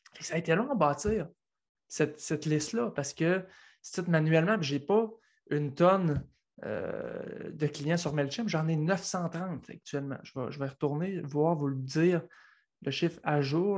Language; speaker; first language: French; native; French